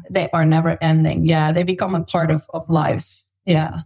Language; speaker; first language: English; non-native, fluent; Dutch